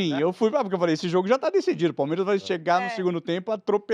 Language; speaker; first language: Portuguese; native; Portuguese